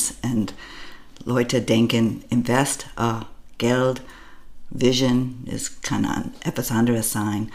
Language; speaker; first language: German; non-native, learner; English